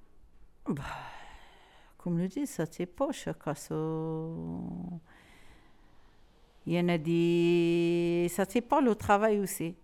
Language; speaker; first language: French; non-native, learner; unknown